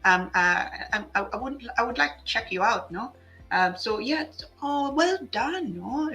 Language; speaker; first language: English; non-native, local second language; Filipino